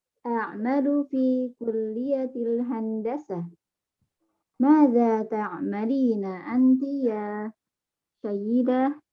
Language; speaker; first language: Arabic; non-native, learner; Indonesian